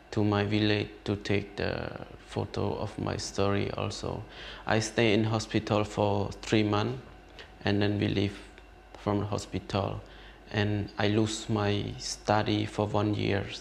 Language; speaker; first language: English; non-native, learner; Khmer